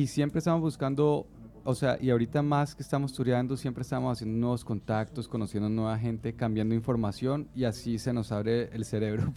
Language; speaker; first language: Spanish; native; Spanish